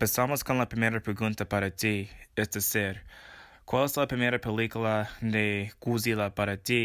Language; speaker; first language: Spanish; non-native, fluent; English